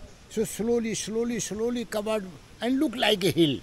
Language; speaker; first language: English; non-native, local second language; Hindi